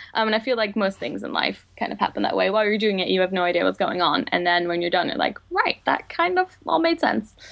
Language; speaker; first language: English; non-native, fluent; Dutch